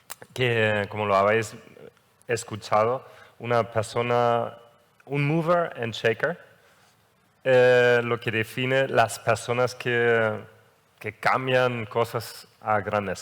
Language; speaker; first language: Spanish; non-native, fluent; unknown